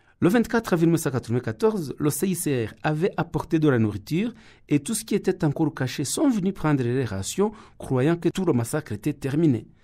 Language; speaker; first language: French; non-native, local second language; Kinyarwanda